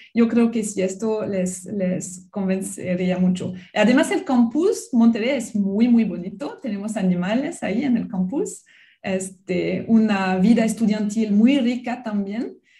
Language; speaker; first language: Spanish; non-native, fluent; French